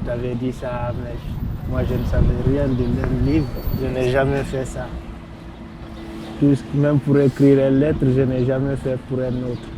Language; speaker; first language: French; non-native, local second language; Fula